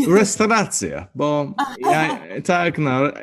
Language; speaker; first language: Polish; non-native, learner; English